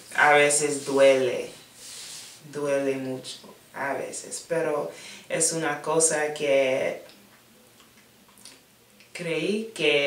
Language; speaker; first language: Spanish; non-native, learner; English